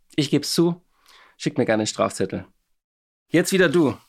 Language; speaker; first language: German; native; German